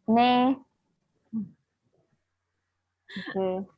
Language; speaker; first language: Korean; non-native, learner; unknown